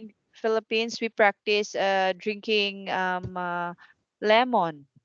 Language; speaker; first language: English; non-native, fluent; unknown